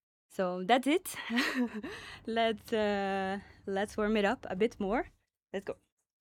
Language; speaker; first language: English; non-native, fluent; Portuguese